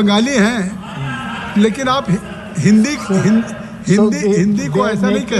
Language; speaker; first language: Hindi; non-native, local second language; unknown